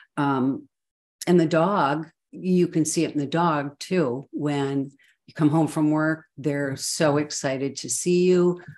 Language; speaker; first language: English; native; English